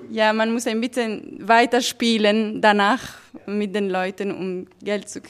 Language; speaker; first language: German; non-native, fluent; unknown